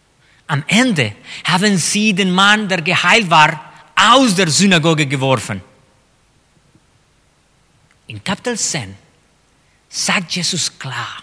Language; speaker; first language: German; non-native, fluent; Spanish